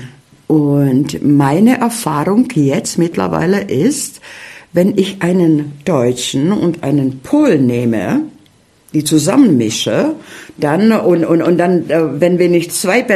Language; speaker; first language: German; early bilingual, heritage; Czech